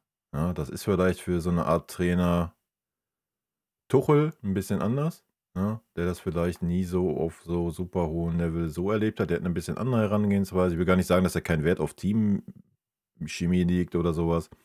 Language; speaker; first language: German; native; German